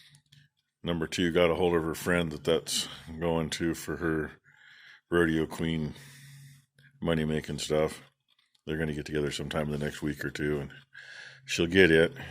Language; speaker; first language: English; native; English